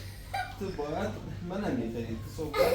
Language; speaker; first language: Persian; native; Persian